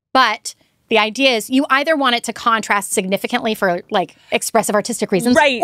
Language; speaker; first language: English; native; English